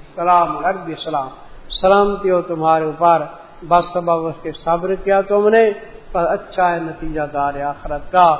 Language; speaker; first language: Urdu; non-native, local second language; Punjabi